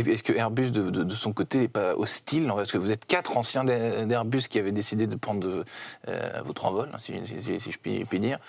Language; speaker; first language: French; native; French